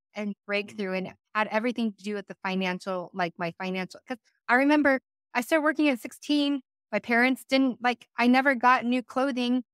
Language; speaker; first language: English; native; English